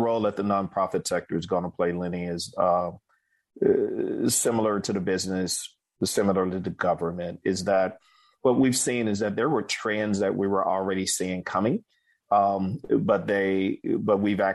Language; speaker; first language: English; native; English